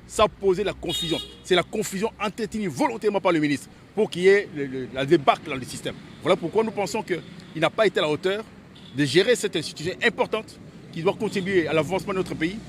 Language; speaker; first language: French; non-native, local second language; Lingala